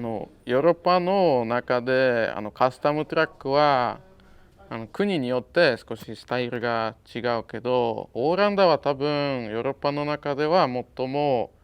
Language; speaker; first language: Japanese; non-native, fluent; Polish